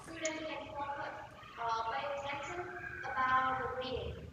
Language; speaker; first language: English; non-native, learner; Vietnamese